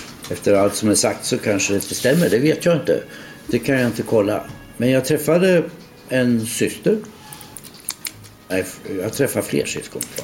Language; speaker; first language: Swedish; non-native, fluent; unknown